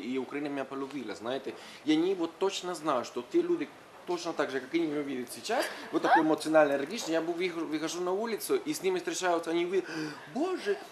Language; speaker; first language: Russian; non-native, fluent; Spanish